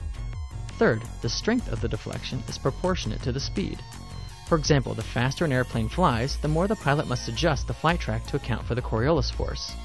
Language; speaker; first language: English; native; English